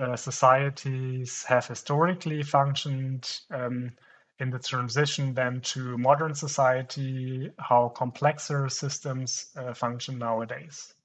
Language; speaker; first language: English; non-native, fluent; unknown